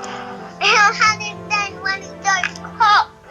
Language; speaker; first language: English; native; English